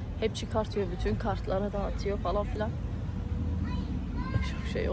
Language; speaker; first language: Turkish; non-native, fluent; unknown